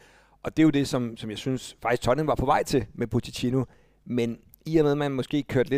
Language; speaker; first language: Danish; native; Danish